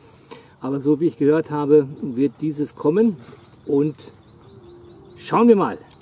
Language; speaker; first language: German; native; German